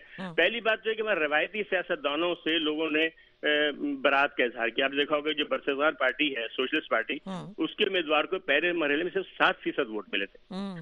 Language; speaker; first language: Urdu; native; Urdu